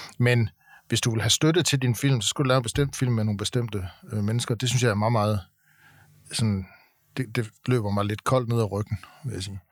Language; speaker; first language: Danish; native; Danish